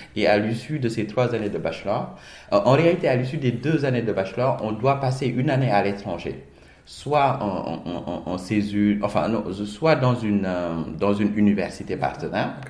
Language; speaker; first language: French; non-native, local second language; Wolof